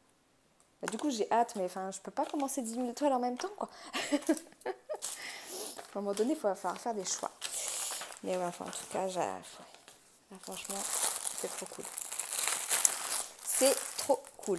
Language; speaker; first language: French; native; French